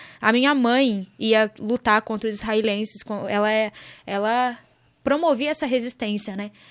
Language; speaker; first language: Portuguese; early bilingual, other home language; Arabic